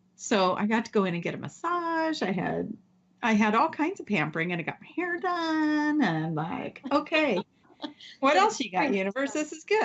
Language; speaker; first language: English; native; English